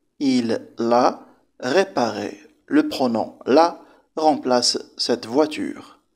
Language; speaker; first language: French; non-native, local second language; Arabic